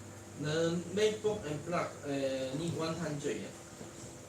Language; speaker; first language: English; non-native, learner; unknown